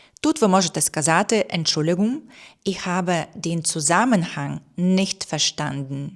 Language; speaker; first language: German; non-native, fluent; Ukrainian